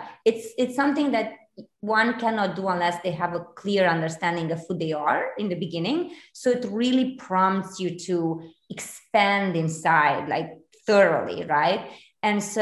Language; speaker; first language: English; non-native, fluent; Romanian